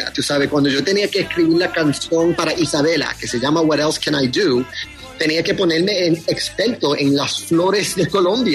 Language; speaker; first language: Spanish; early bilingual, heritage; Spanish